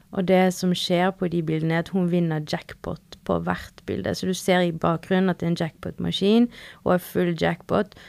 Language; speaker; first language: Norwegian; early bilingual, other home language; Spanish